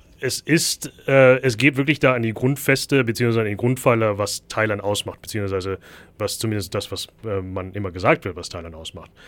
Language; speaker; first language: German; early bilingual, other home language; Thai